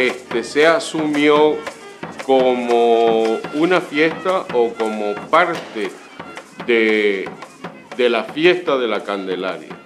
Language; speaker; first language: Spanish; native; Spanish